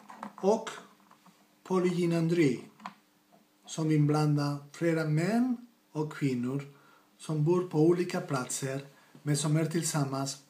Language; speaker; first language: Swedish; non-native, fluent; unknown